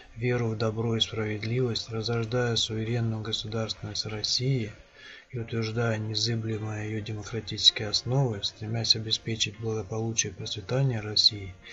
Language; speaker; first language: Russian; native; Russian